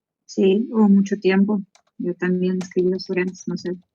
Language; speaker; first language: Spanish; non-native, learner; Russian